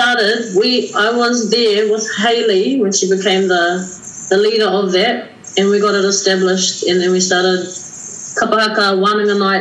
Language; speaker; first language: English; native; English